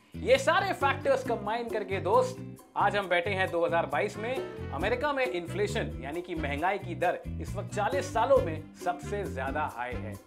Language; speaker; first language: Hindi; native; Hindi